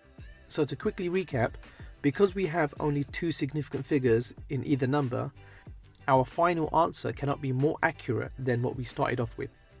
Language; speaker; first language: English; native; English